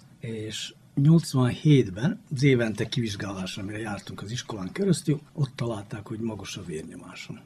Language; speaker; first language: Hungarian; native; Hungarian